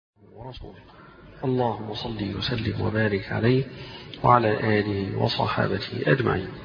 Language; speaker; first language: Arabic; native; Arabic